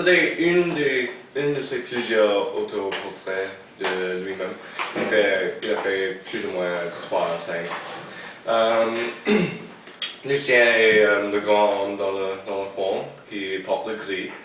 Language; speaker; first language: French; non-native, learner; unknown